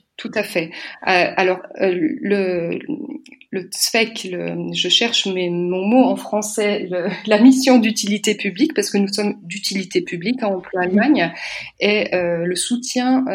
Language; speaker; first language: French; native; French